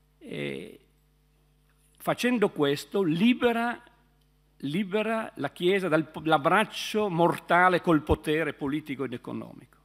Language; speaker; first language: Italian; native; Italian